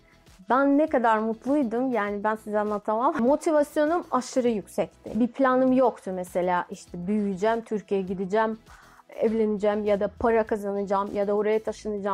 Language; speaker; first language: Turkish; non-native, fluent; Russian